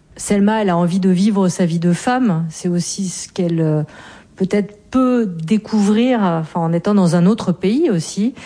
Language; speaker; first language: French; native; French